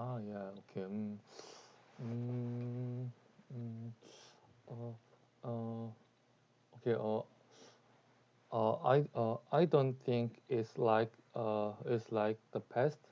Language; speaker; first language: English; non-native, learner; Korean